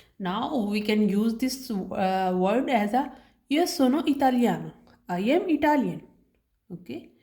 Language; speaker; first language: English; non-native, learner; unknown